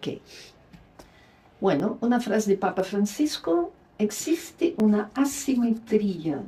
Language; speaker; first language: Spanish; non-native, fluent; Luxembourgish